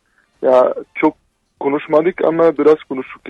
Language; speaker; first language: Turkish; non-native, learner; Arabic